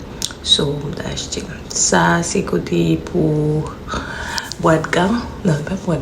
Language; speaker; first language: French; non-native, learner; Haitian Creole